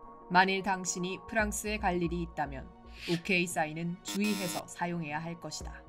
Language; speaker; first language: Korean; native; Korean